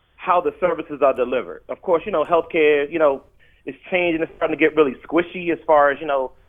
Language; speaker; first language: English; early bilingual, other home language; Arabic